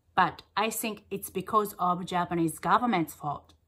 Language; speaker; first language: English; non-native, fluent; Japanese